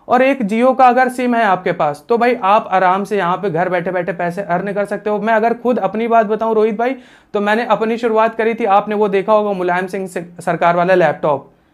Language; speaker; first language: Hindi; native; Hindi